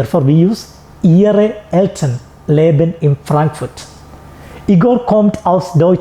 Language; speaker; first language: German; non-native, fluent; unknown